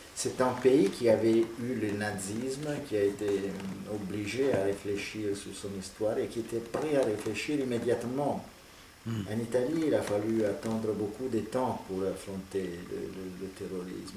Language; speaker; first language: French; non-native, fluent; Italian